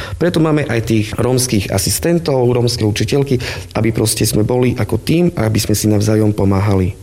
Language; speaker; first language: Slovak; non-native, local second language; Romany